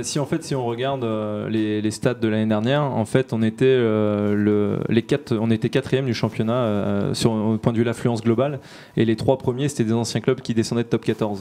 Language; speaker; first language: French; native; French